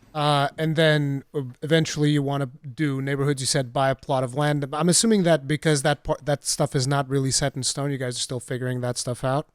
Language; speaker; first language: English; native; English